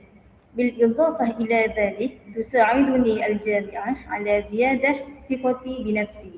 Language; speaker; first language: Arabic; non-native, learner; Malay